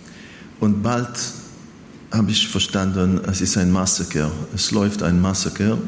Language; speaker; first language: German; non-native, fluent; Hebrew